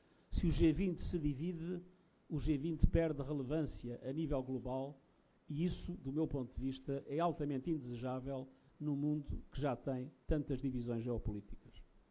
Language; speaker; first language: Portuguese; native; Portuguese